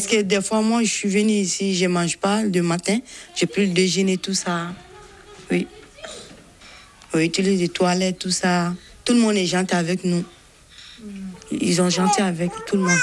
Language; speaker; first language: French; non-native, learner; Bambara